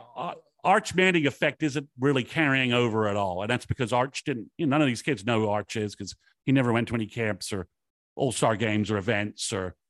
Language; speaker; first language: English; native; English